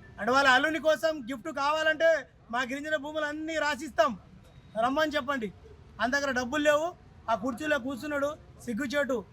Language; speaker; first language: Telugu; non-native, local second language; Lambadi